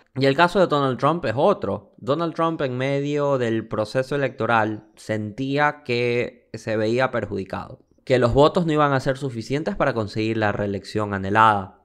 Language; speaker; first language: Spanish; native; Spanish